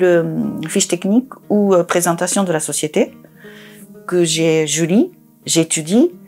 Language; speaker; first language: French; non-native, fluent; Japanese